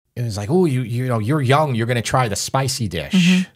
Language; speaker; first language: English; native; English